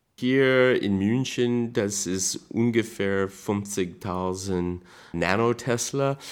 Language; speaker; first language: German; non-native, learner; English